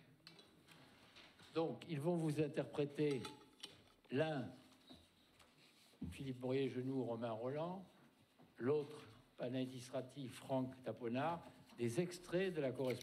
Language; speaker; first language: French; native; French